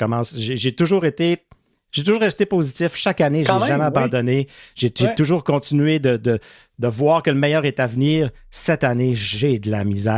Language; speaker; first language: French; native; French